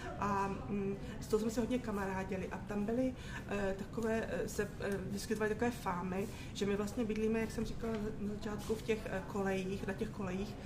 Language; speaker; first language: Czech; native; Czech